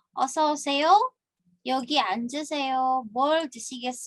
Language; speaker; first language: Korean; non-native, fluent; Indonesian